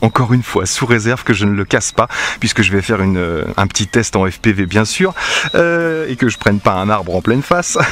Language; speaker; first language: French; native; French